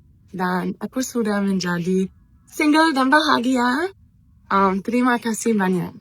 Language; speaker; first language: Indonesian; non-native, fluent; German